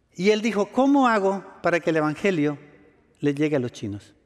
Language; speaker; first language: Spanish; native; Spanish